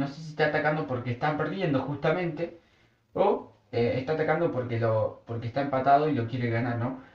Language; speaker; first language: Spanish; native; Spanish